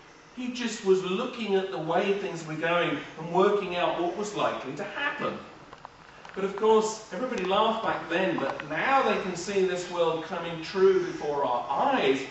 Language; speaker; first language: English; native; English